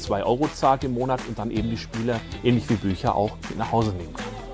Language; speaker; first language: German; native; German